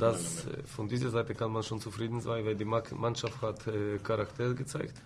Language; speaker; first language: German; non-native, fluent; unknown